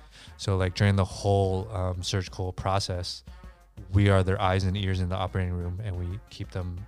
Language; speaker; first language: English; native; English